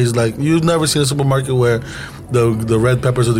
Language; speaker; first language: English; native; English